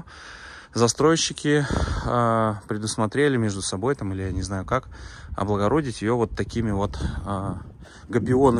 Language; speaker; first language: Russian; native; Russian